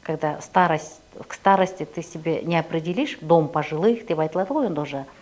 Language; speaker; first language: Russian; non-native, local second language; Kazakh